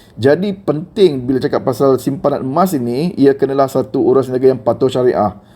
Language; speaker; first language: Malay; native; Malay